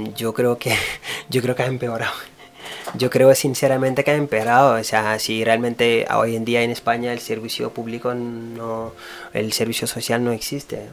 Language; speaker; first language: Spanish; non-native, fluent; Wolof